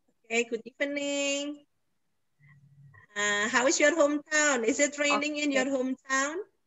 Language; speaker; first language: English; non-native, fluent; Indonesian